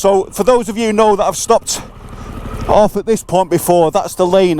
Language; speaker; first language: English; native; English